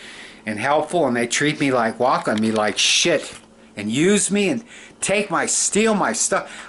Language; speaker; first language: English; native; English